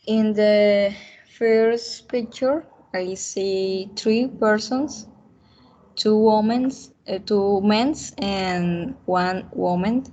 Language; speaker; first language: English; non-native, learner; Spanish